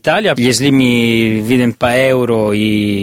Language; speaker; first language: Russian; non-native, learner; Italian